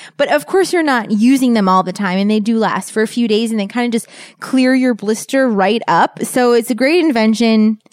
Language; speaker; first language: English; native; English